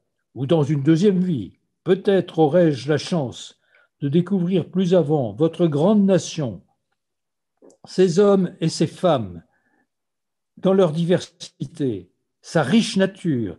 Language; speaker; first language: French; native; French